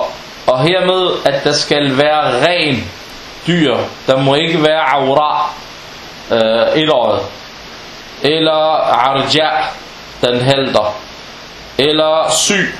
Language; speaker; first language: Danish; non-native, fluent; Arabic